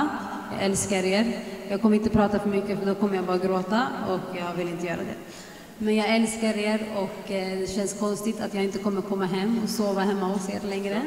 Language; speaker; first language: Swedish; early bilingual, other home language; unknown